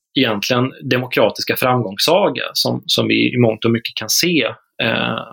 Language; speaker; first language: Swedish; native; Swedish